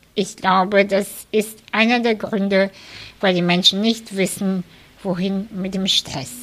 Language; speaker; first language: German; non-native, fluent; Russian